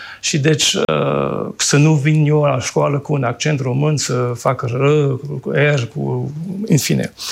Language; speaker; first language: Romanian; non-native, fluent; French